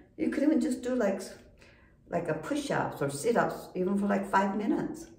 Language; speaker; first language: English; non-native, fluent; Korean